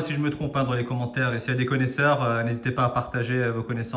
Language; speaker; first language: French; native; French